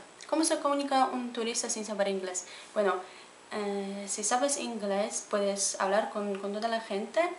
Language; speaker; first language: Spanish; non-native, fluent; Polish